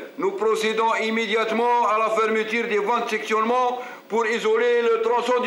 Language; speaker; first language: French; non-native, local second language; Arabic